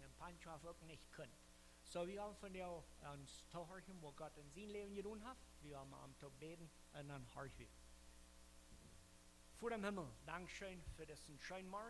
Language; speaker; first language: German; non-native, learner; Plautdietsch